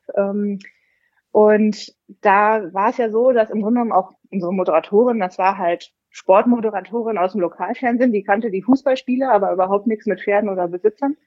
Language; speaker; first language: German; native; German